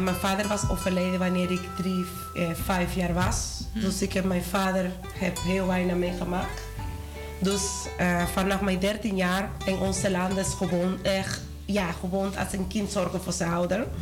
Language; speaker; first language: Dutch; non-native, learner; Spanish